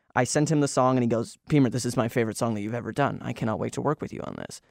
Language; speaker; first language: English; native; English